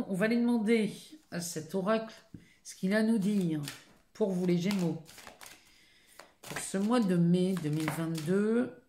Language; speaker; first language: French; native; French